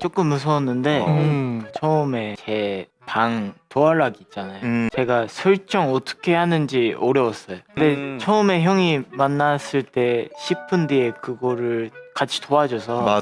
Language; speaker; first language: Korean; non-native, learner; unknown